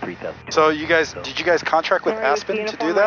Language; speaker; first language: English; native; English